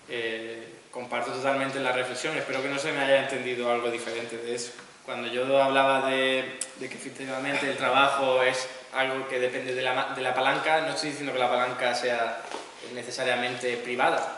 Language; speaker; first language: Spanish; native; Spanish